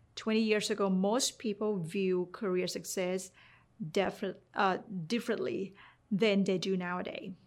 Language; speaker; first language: English; non-native, fluent; Thai